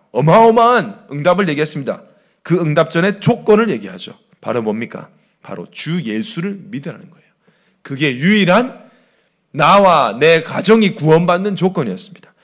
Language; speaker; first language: Korean; native; Korean